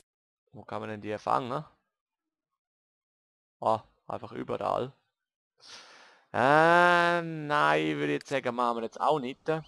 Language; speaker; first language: German; native; German